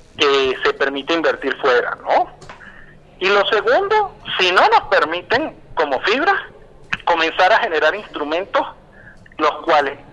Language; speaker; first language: Spanish; native; Spanish